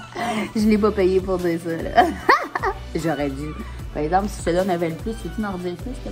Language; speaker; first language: French; native; French